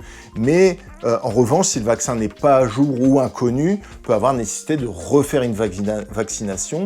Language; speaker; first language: French; native; French